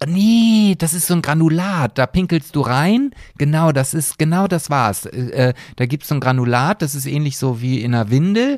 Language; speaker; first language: German; native; German